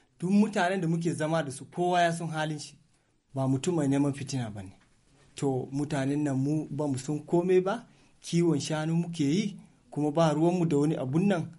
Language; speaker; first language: Hausa; non-native, local second language; Fula